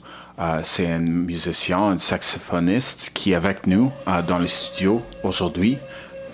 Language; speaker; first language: French; non-native, learner; English